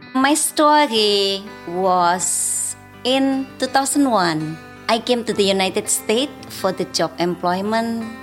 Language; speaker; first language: English; non-native, fluent; Indonesian